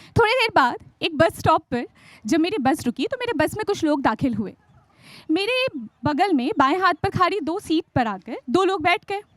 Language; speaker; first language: Hindi; native; Hindi